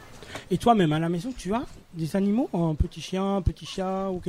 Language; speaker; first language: French; native; French